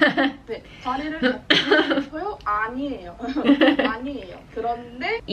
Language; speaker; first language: Korean; non-native, fluent; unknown